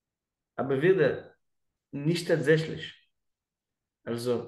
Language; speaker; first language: German; non-native, learner; Russian